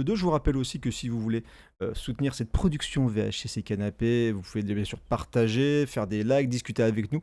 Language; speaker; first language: French; native; French